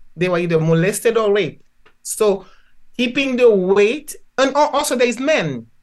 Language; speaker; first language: English; non-native, fluent; Haitian Creole